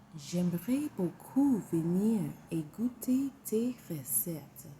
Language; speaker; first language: French; non-native, learner; English